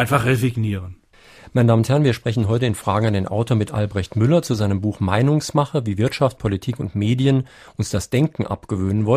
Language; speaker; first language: German; native; German